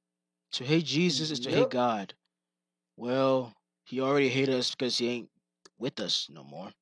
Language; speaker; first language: English; native; English